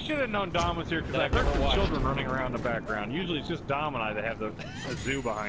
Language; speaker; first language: English; native; English